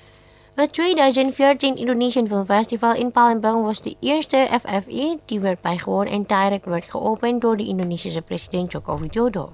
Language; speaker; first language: Dutch; non-native, fluent; Indonesian